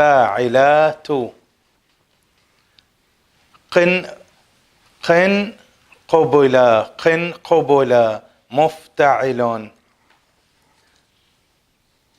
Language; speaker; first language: Arabic; native; Arabic